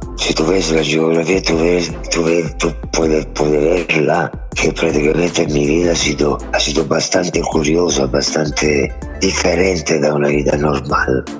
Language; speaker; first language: Spanish; non-native, fluent; Italian